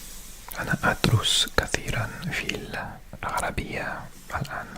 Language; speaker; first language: Arabic; non-native, learner; English